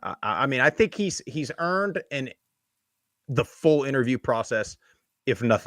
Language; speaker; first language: English; native; English